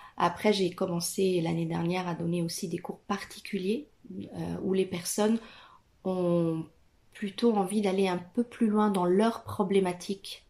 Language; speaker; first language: French; non-native, fluent; Italian